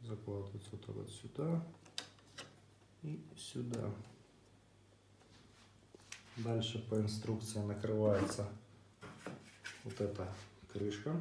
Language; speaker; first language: Russian; native; Russian